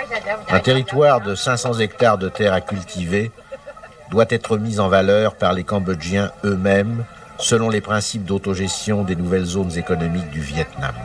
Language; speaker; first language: French; native; French